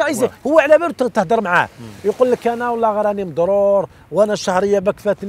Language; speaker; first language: Arabic; native; Arabic